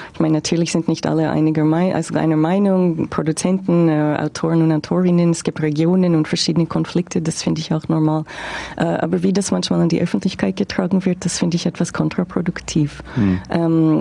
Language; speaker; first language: German; non-native, fluent; English